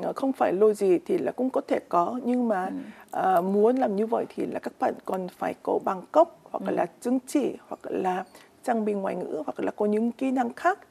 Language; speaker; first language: Vietnamese; non-native, fluent; Korean